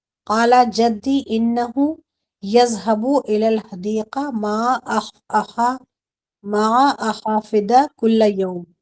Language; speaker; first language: Arabic; non-native, learner; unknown